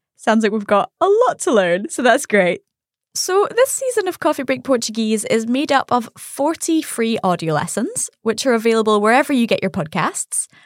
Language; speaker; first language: English; native; English